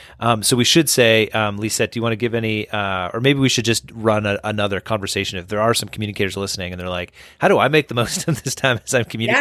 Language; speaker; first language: English; native; English